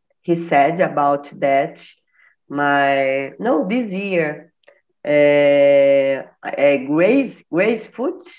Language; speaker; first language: English; non-native, learner; Portuguese